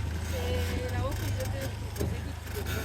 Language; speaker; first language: French; non-native, local second language; Malagasy